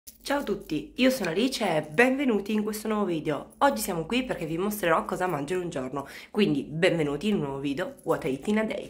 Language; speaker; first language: Italian; native; Italian